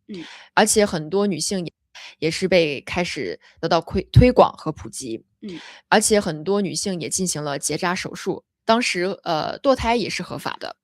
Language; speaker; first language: Chinese; native; Chinese